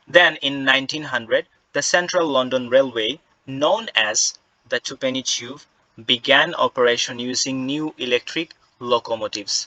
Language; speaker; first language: Bangla; non-native, local second language; Sylheti